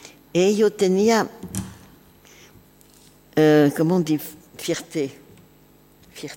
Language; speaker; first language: Spanish; non-native, learner; French